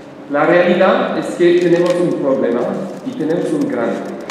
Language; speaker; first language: Spanish; non-native, learner; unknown